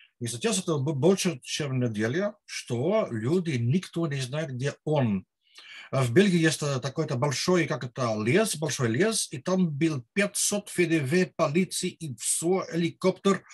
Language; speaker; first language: Russian; non-native, learner; Dutch